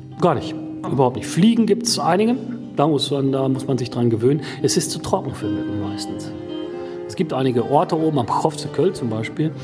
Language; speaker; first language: German; native; German